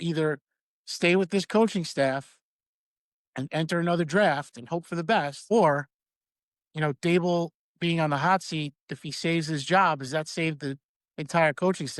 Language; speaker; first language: English; native; English